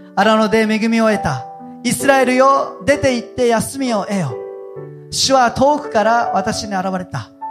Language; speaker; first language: Japanese; non-native, fluent; Hebrew